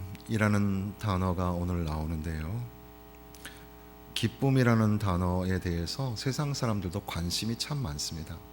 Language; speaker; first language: Korean; native; Korean